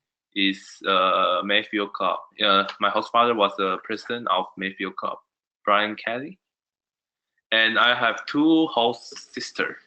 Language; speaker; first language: English; non-native, learner; Chinese